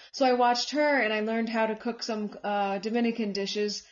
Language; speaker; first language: English; native; English